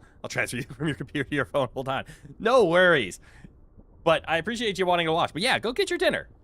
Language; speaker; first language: English; native; English